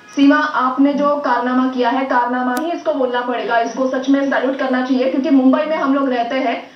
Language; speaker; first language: Hindi; non-native, local second language; Marathi